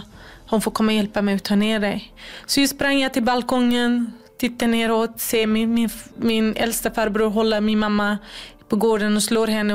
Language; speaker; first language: Swedish; non-native, fluent; Kurdish